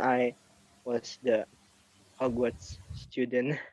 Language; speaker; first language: English; non-native, learner; Indonesian